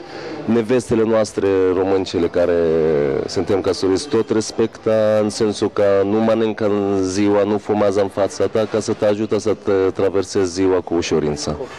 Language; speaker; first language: Romanian; non-native, fluent; Arabic